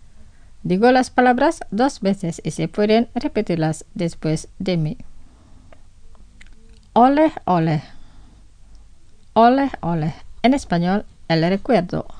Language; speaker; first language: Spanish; non-native, fluent; Indonesian